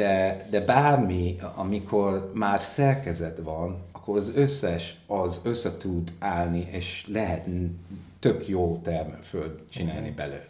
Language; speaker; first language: Hungarian; non-native, fluent; English